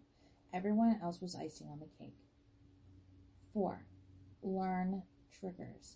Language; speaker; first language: English; native; English